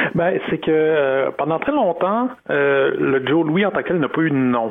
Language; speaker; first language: French; native; French